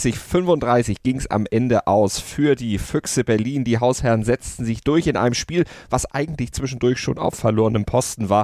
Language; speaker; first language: German; native; German